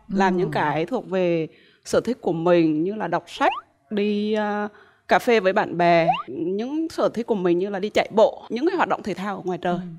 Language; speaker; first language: Vietnamese; native; Vietnamese